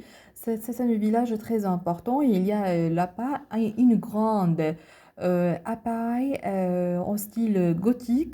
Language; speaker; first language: French; non-native, learner; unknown